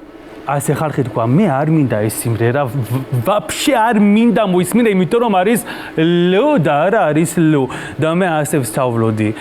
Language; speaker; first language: Georgian; non-native, learner; Hebrew